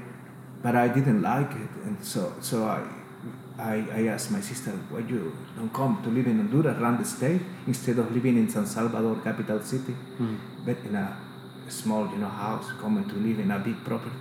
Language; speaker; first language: English; non-native, fluent; Spanish